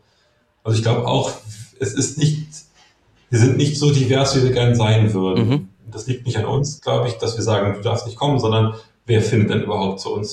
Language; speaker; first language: German; native; German